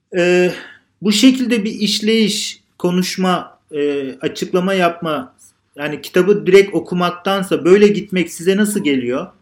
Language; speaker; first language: Turkish; native; Turkish